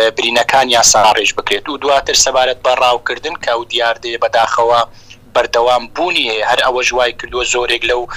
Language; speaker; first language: Central Kurdish; native; Central Kurdish